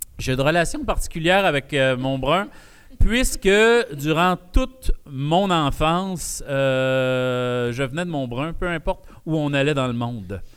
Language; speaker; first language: French; native; French